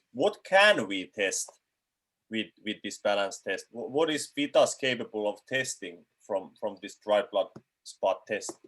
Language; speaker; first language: English; non-native, fluent; Finnish